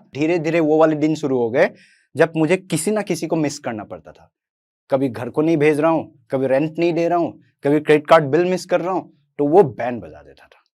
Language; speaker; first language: Hindi; non-native, local second language; Assamese